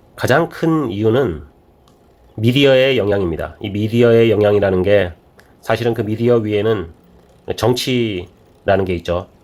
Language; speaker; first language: Korean; native; Korean